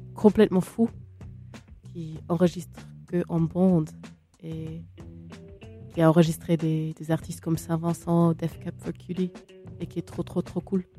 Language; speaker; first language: French; native; French